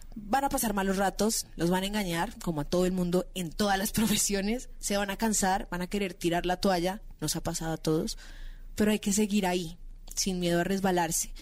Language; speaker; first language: Spanish; native; Spanish